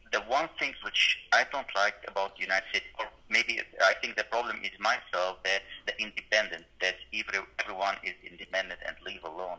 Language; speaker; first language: English; non-native, learner; Arabic